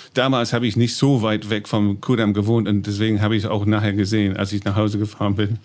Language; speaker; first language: German; non-native, fluent; English